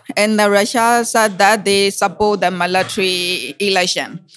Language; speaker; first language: English; non-native, learner; Burmese